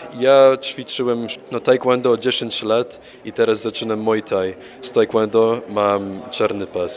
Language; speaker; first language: Polish; early bilingual, heritage; Polish